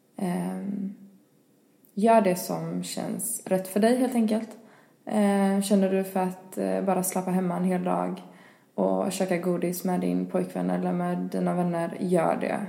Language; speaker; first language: Swedish; early bilingual, other home language; Albanian